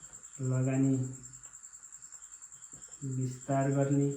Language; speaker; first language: Nepali; native; Nepali